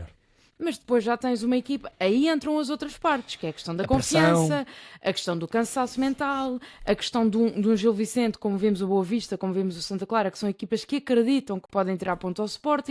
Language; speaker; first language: Portuguese; native; Portuguese